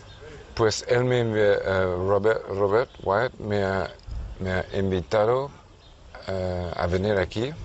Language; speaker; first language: Spanish; non-native, fluent; English